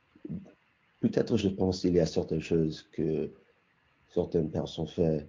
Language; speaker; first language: French; non-native, learner; English